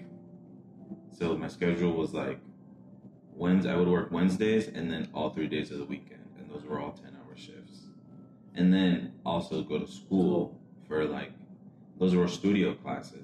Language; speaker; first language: English; early bilingual, other home language; Spanish